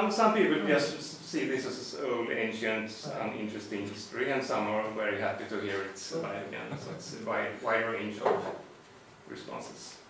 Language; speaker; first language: English; non-native, fluent; Swedish